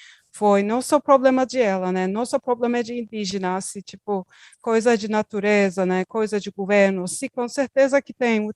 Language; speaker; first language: Portuguese; non-native, learner; Turkish